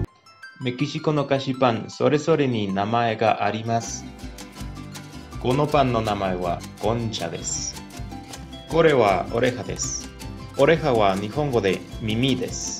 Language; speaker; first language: Japanese; non-native, learner; Spanish